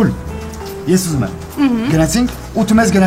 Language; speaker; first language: Armenian; non-native, learner; French